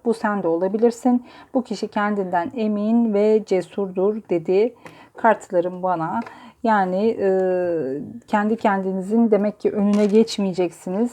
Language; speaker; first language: Turkish; native; Turkish